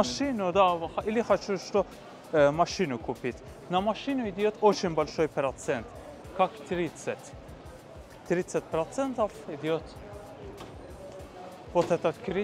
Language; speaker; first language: Russian; non-native, fluent; Persian